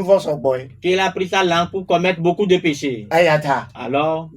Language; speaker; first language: French; non-native, local second language; Ewe